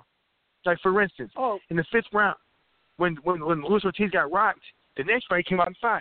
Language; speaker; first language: English; native; English